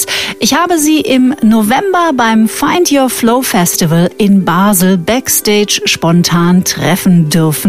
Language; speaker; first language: German; native; German